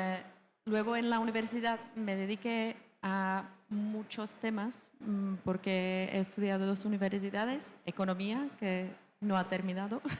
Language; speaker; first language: Spanish; non-native, fluent; Czech